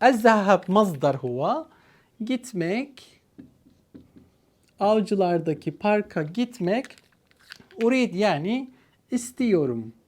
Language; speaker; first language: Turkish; non-native, fluent; Arabic